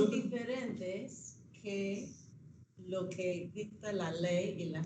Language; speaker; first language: Spanish; non-native, fluent; English